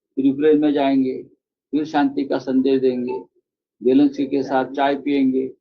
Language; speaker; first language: Hindi; non-native, local second language; Marathi